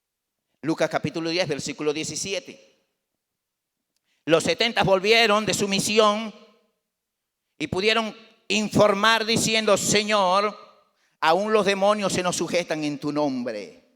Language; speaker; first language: Spanish; native; Spanish